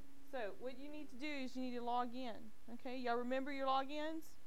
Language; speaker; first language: English; native; English